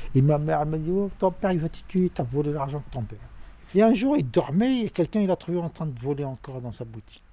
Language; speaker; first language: French; non-native, learner; Arabic